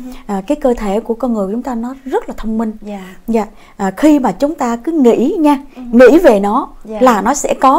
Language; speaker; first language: Vietnamese; native; Vietnamese